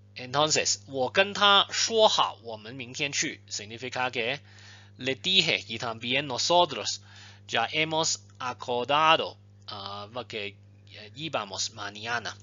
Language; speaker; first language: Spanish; non-native, fluent; Chinese